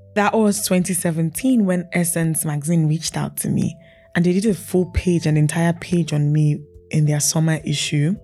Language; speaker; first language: English; non-native, local second language; Igbo